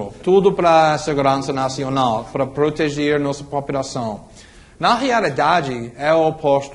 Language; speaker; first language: Portuguese; non-native, fluent; English